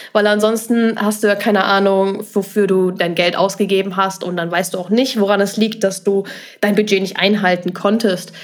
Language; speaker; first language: German; native; German